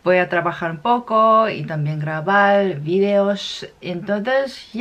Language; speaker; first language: Spanish; non-native, fluent; Korean